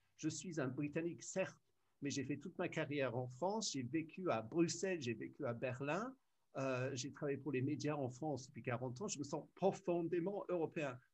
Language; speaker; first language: French; early bilingual, other home language; English